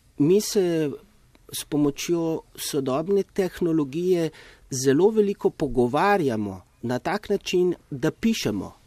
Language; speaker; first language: Slovenian; native; Slovenian